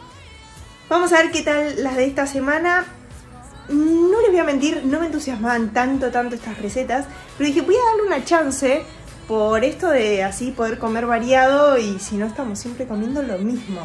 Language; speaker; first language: Spanish; native; Spanish